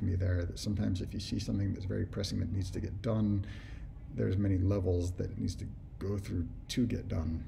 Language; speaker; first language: English; native; English